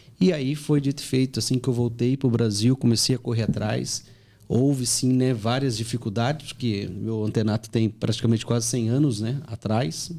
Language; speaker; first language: Portuguese; native; Portuguese